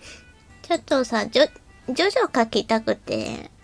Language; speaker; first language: Japanese; native; Japanese